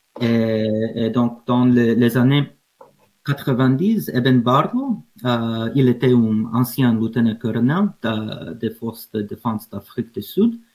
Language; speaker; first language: French; non-native, learner; English